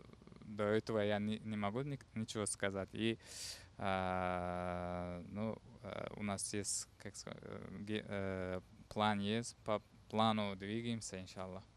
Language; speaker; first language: Russian; non-native, learner; Uzbek